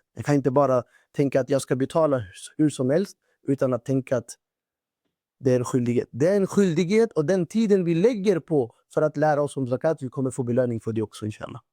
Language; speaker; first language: Swedish; non-native, fluent; Urdu